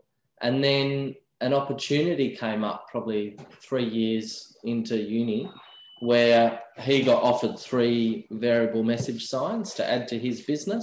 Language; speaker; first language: English; native; English